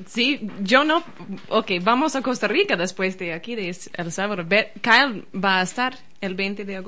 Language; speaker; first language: Spanish; non-native, learner; English